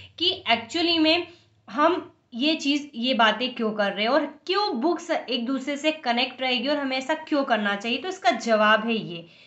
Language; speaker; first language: Hindi; native; Hindi